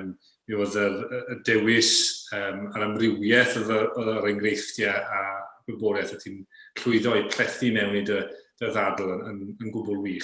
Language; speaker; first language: Welsh; native; Welsh